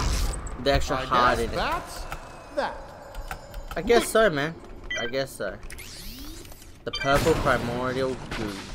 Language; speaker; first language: English; native; English